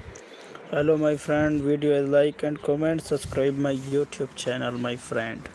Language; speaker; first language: English; non-native, learner; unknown